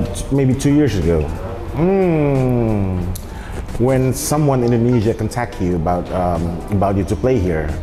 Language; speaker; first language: English; non-native, fluent; Indonesian